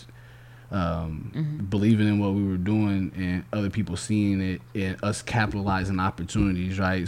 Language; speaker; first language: English; native; English